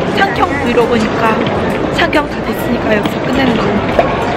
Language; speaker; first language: Korean; native; Korean